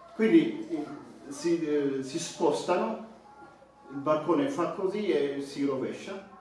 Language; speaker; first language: Italian; non-native, fluent; Tigrinya